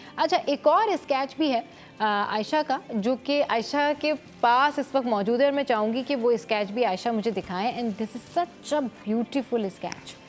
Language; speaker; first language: Urdu; native; Urdu